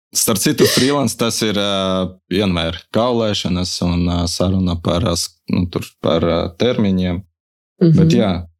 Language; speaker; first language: Latvian; non-native, local second language; Russian